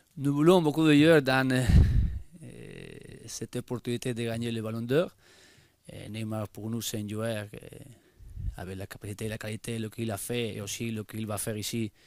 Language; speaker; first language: French; non-native, learner; Spanish